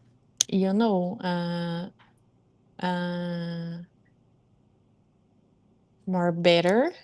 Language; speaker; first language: English; non-native, learner; Portuguese